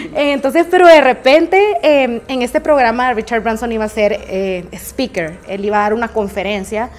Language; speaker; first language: Spanish; native; Spanish